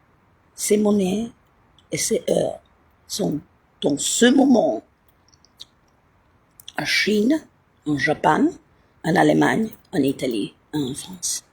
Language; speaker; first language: French; non-native, fluent; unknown